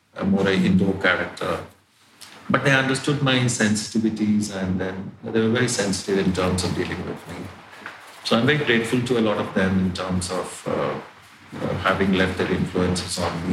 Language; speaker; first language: English; non-native, local second language; Telugu